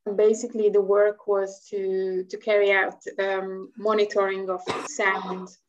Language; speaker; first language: English; non-native, fluent; Hungarian